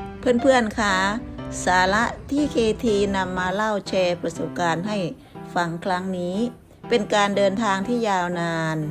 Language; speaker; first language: Thai; native; Thai